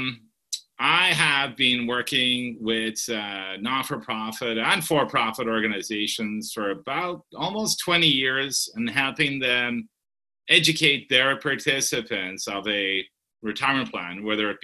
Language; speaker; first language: English; native; English